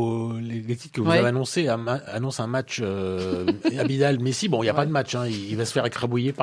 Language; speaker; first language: French; native; French